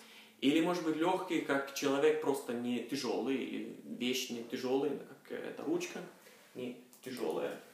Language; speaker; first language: Russian; non-native, fluent; Norwegian